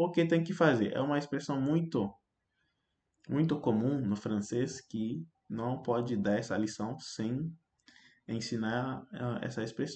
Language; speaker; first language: Portuguese; non-native, fluent; French